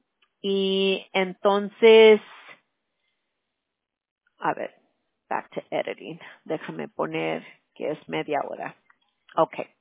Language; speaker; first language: Spanish; early bilingual, heritage; English